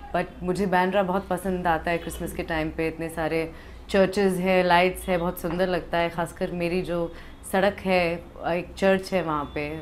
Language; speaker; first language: Hindi; early bilingual, other home language; English